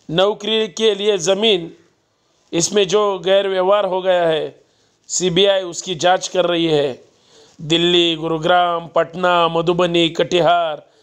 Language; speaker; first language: Hindi; non-native, local second language; Marathi